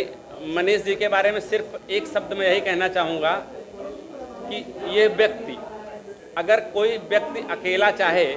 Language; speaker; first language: Hindi; native; Hindi